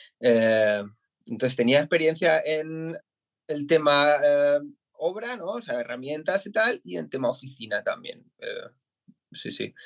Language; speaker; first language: Spanish; native; Spanish